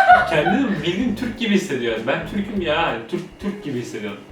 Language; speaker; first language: Turkish; native; Turkish